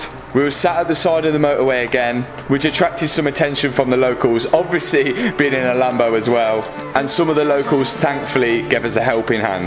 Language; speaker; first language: English; native; English